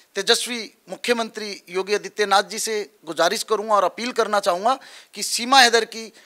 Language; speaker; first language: Hindi; native; Hindi